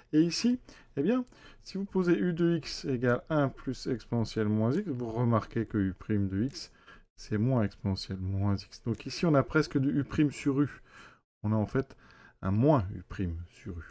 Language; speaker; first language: French; native; French